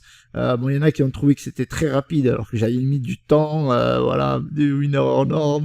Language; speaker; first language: French; native; French